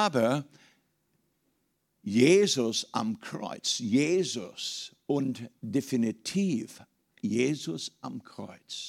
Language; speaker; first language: German; non-native, fluent; English